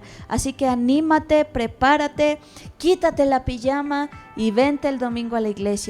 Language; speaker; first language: Spanish; native; Spanish